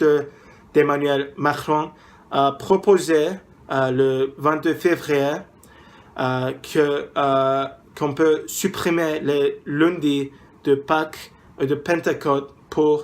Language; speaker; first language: French; non-native, learner; English